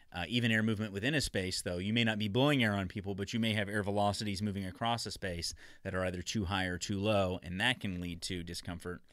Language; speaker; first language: English; native; English